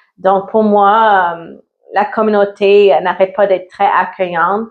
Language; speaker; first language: French; early bilingual, other home language; Italian